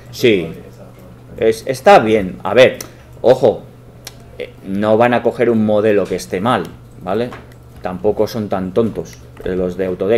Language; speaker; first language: Spanish; native; Spanish